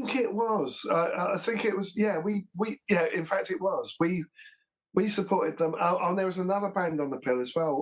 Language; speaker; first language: English; native; English